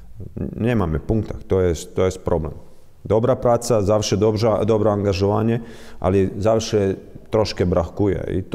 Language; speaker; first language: Polish; non-native, learner; Croatian